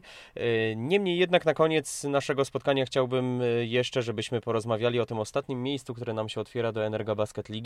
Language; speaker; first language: Polish; native; Polish